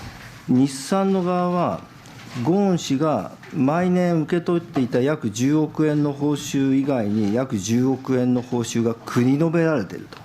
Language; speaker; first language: Japanese; native; Japanese